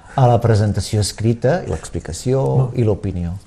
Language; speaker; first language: Catalan; native; Catalan